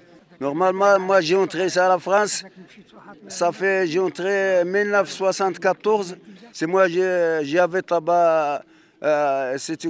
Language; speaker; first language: French; non-native, learner; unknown